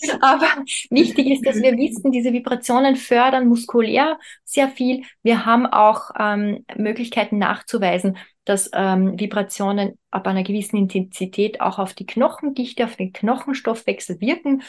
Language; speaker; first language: German; native; German